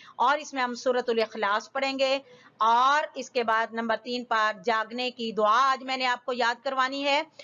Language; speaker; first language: Urdu; native; Urdu